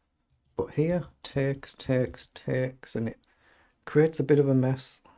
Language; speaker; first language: English; native; English